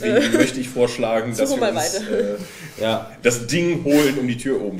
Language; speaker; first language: German; native; German